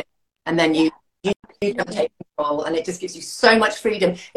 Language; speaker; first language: English; native; English